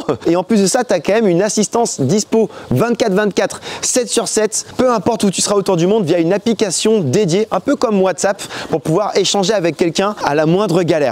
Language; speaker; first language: French; native; French